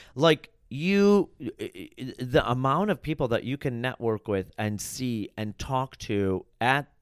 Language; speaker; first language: English; native; English